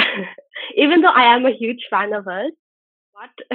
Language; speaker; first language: English; non-native, local second language; Khasi